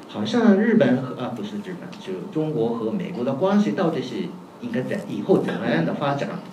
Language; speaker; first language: Chinese; non-native, fluent; Japanese